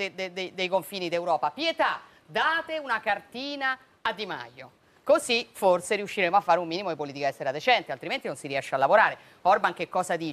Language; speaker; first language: Italian; native; Italian